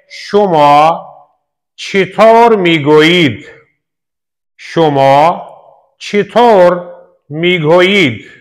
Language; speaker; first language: Persian; non-native, fluent; Urdu